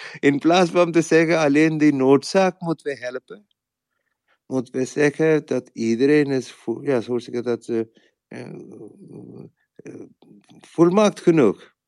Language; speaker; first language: Dutch; non-native, learner; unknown